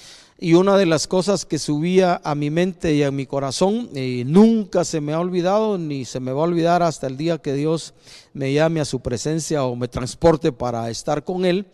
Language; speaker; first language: Spanish; native; Spanish